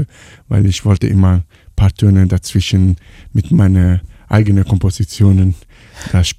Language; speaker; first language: German; non-native, fluent; Italian